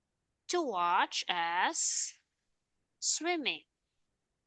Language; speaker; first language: English; non-native, fluent; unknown